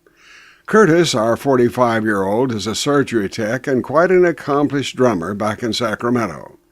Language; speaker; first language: English; native; English